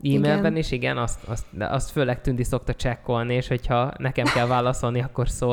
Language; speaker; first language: Hungarian; native; Hungarian